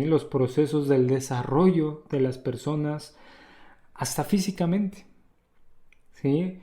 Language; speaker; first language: Spanish; native; Spanish